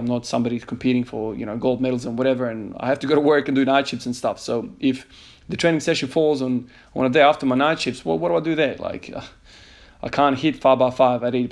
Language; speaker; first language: English; native; English